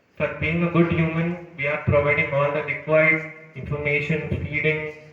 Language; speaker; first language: English; non-native, local second language; Telugu